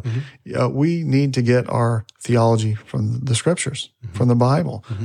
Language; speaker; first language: English; native; English